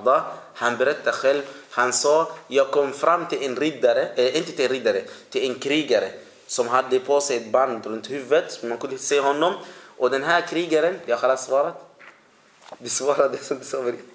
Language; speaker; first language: Swedish; early bilingual, other home language; Arabic